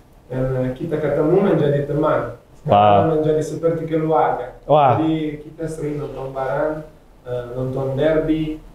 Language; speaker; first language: Indonesian; non-native, fluent; Italian